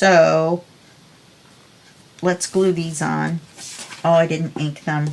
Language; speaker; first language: English; native; English